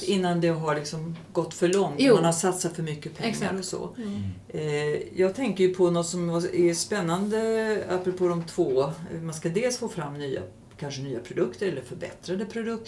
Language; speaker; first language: Swedish; native; Swedish